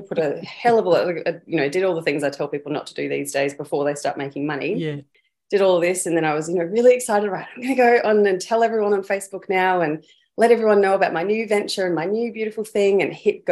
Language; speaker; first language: English; native; English